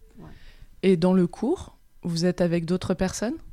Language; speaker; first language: French; native; French